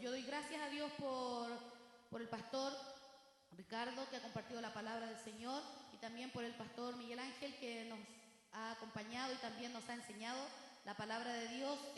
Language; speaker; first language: Spanish; native; Spanish